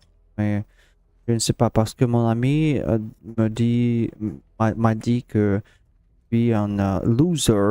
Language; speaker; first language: French; non-native, learner; Russian